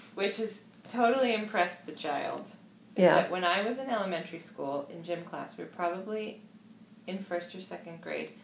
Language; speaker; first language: English; native; English